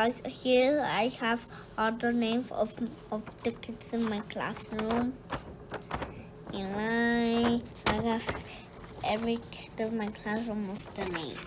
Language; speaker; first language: English; early bilingual, other home language; Spanish